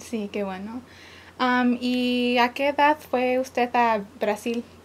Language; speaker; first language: Spanish; early bilingual, other home language; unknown